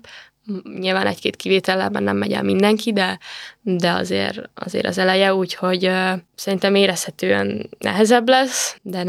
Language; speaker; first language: Hungarian; native; Hungarian